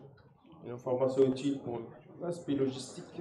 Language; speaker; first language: French; non-native, local second language; Arabic